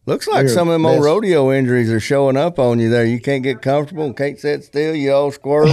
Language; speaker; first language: English; native; English